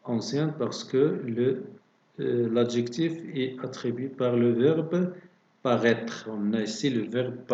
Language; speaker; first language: French; non-native, local second language; Arabic